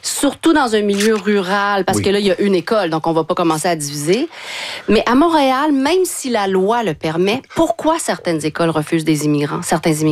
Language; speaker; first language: French; native; French